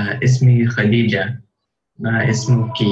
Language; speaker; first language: Arabic; non-native, learner; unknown